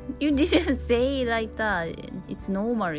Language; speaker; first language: English; non-native, learner; Japanese